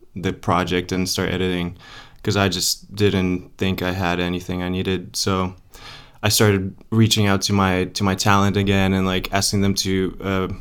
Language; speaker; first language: English; early bilingual, other home language; Polish